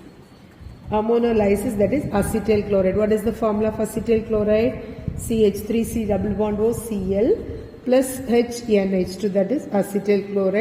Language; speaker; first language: English; non-native, local second language; Tamil